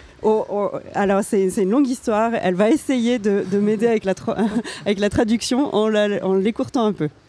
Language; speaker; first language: French; native; French